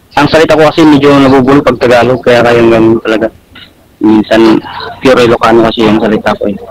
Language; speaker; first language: Filipino; non-native, local second language; Iloko